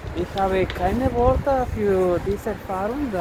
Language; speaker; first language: German; non-native, learner; Spanish